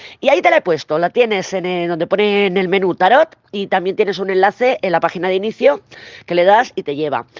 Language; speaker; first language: Spanish; native; Spanish